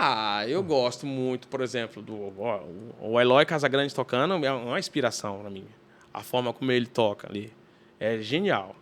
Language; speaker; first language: Portuguese; native; Portuguese